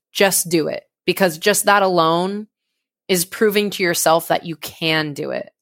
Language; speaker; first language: English; native; English